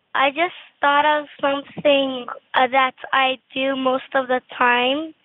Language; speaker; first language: English; non-native, fluent; Turkish